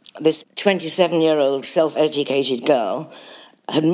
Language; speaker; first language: English; native; English